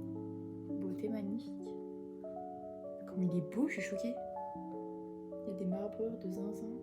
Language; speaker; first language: French; native; French